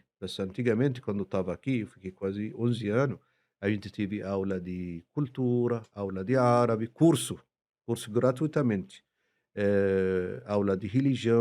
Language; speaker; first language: Portuguese; non-native, fluent; Arabic